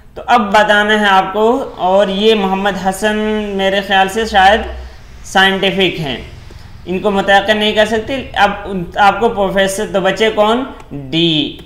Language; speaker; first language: Urdu; native; Urdu